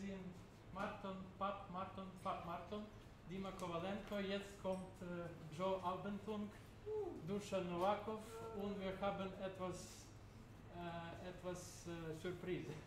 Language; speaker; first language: German; non-native, learner; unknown